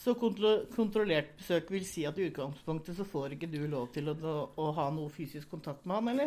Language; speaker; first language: Norwegian; native; Norwegian